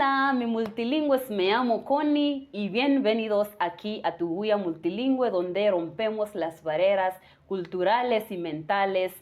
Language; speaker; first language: Spanish; non-native, fluent; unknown